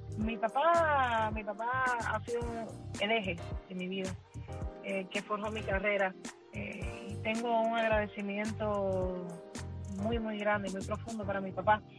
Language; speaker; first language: Spanish; early bilingual, heritage; Spanish